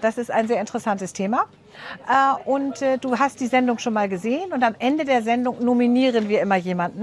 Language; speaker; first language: German; native; German